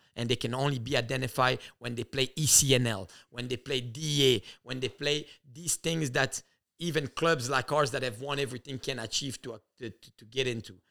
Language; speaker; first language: English; early bilingual, other home language; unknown